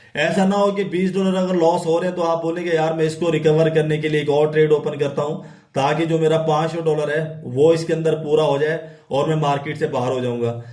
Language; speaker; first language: Urdu; non-native, local second language; Punjabi